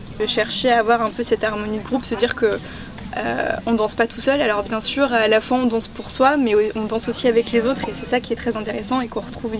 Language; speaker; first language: French; native; French